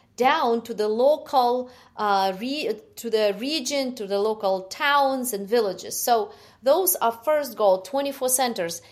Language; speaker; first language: English; non-native, fluent; Ukrainian